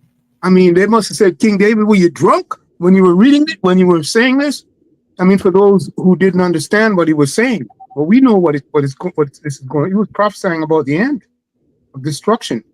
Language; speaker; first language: English; native; English